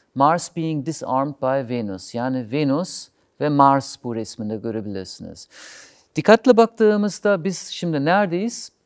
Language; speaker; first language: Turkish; non-native, fluent; German